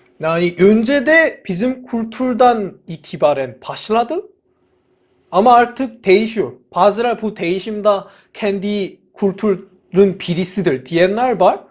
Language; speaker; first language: Turkish; non-native, fluent; Korean